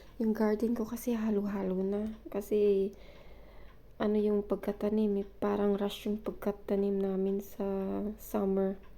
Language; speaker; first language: Filipino; non-native, local second language; Cebuano